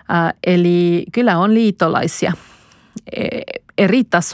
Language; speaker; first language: Finnish; non-native, fluent; Spanish